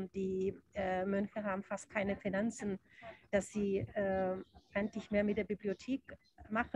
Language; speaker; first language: German; non-native, learner; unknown